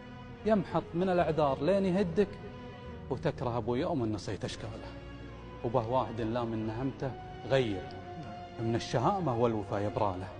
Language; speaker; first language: Arabic; native; Arabic